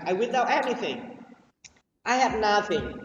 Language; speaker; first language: English; non-native, learner; Vietnamese